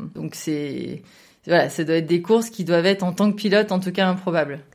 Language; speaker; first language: French; native; French